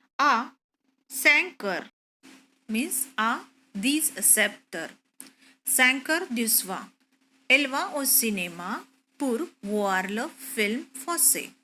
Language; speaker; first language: French; non-native, learner; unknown